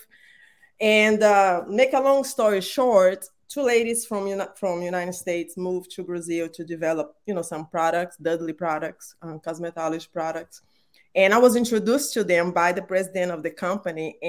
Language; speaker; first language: English; non-native, fluent; Portuguese